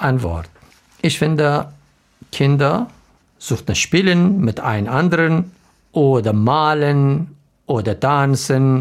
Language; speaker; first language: German; non-native, learner; Arabic